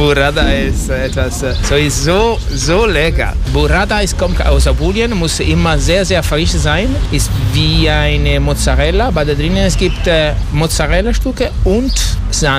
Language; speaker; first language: German; non-native, learner; Italian